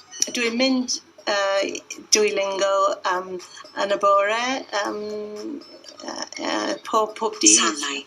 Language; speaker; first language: Welsh; non-native, learner; English